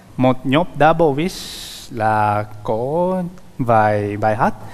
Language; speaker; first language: Vietnamese; non-native, learner; Japanese